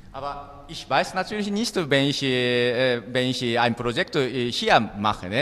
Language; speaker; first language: German; non-native, learner; Japanese